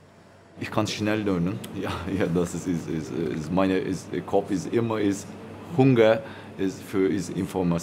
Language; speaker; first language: German; non-native, learner; Turkish